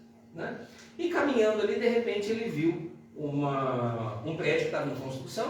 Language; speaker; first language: Portuguese; native; Portuguese